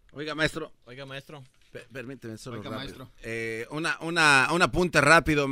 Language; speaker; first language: Spanish; native; Spanish